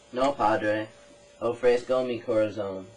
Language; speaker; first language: Spanish; non-native, learner; English